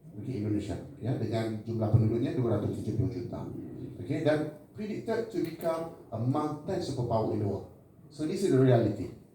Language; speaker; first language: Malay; native; Malay